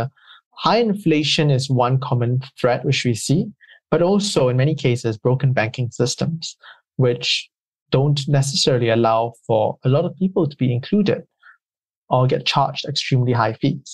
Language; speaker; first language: English; native; English